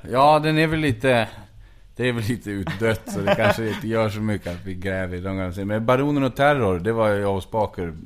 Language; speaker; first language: Swedish; native; Swedish